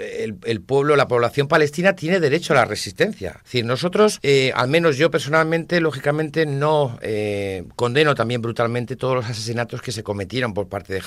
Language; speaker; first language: Spanish; native; Spanish